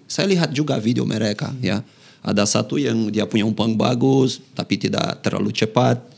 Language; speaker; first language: Indonesian; non-native, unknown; Portuguese